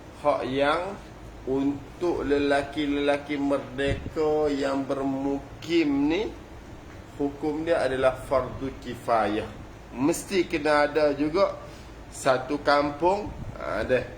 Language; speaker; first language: Malay; native; Malay